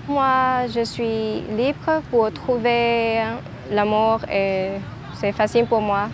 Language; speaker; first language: French; non-native, learner; Vietnamese